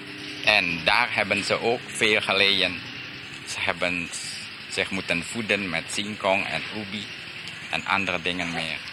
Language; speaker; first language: Dutch; early bilingual, heritage; Dutch